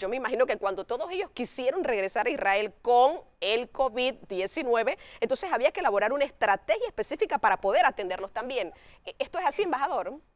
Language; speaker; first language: Spanish; native; Spanish